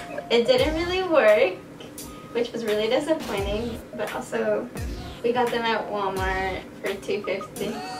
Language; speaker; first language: English; early bilingual, other home language; Spanish